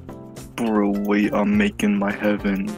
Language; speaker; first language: English; native; English